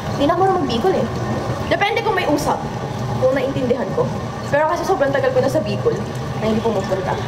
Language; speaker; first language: Filipino; native; Filipino